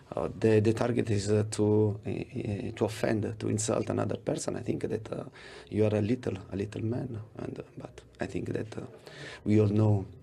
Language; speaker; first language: English; non-native, learner; Italian